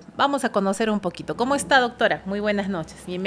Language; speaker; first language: Spanish; native; Spanish